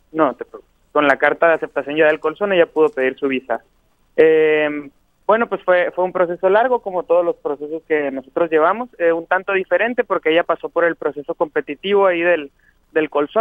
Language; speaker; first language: Spanish; native; Spanish